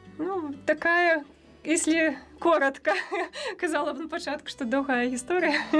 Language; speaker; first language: Belarusian; native; Belarusian